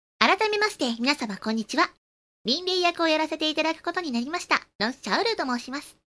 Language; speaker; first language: Japanese; early bilingual, other home language; Chinese